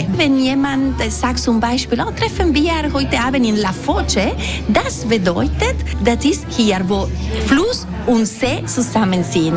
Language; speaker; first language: German; non-native, local second language; Italian